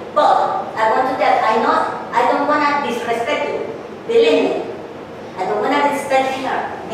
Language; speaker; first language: English; non-native, learner; Spanish